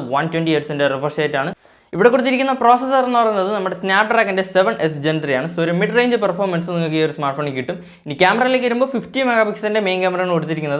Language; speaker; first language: Malayalam; native; Malayalam